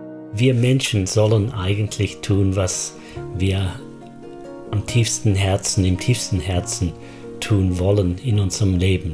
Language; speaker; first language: German; non-native, fluent; English